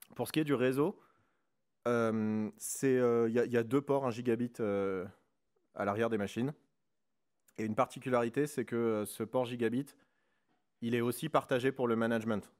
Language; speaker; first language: French; native; French